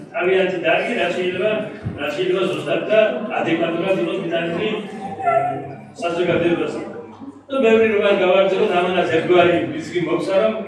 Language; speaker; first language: Georgian; non-native, local second language; Mingrelian